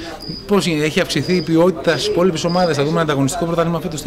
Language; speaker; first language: Greek; native; Greek